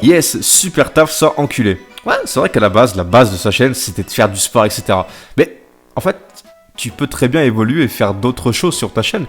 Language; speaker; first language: French; native; French